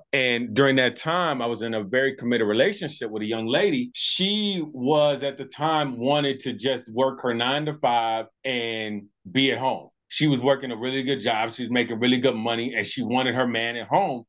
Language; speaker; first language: English; native; English